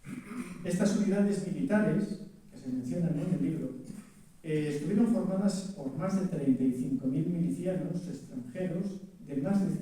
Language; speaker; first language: Spanish; native; Spanish